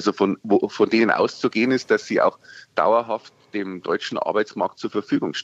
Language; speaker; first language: German; native; German